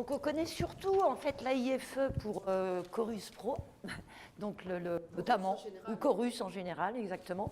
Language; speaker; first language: French; native; French